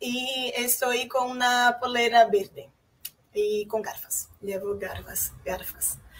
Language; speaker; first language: Spanish; non-native, fluent; Portuguese